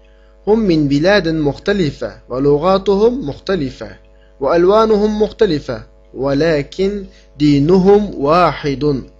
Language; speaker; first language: Arabic; non-native, fluent; Uyghur